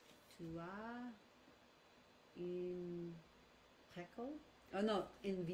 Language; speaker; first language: French; non-native, learner; English